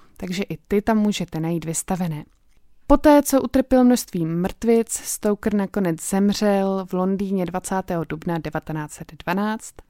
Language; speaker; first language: Czech; native; Czech